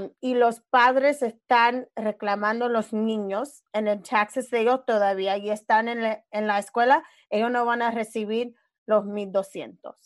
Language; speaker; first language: Spanish; early bilingual, other home language; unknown